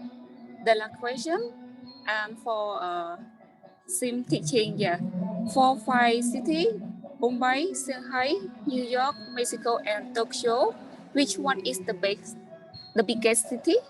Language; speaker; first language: English; non-native, learner; Khmer